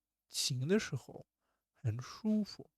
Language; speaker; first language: Chinese; non-native, learner; Russian